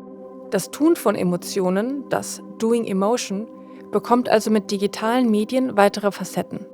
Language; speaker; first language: German; native; German